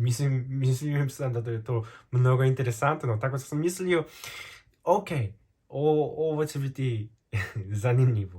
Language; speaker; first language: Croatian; non-native, fluent; Korean